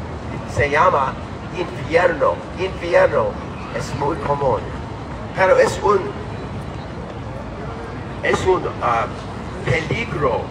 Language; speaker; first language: Spanish; non-native, learner; English